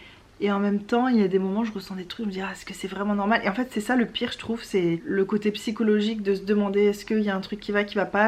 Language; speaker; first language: French; native; French